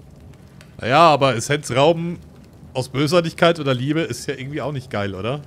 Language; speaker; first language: German; native; German